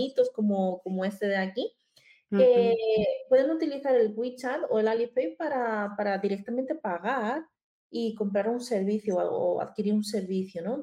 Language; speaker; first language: Spanish; early bilingual, other home language; Chinese